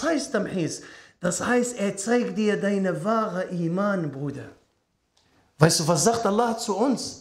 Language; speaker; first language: German; non-native, fluent; Arabic